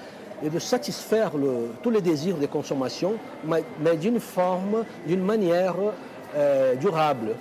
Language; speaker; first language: French; non-native, fluent; Portuguese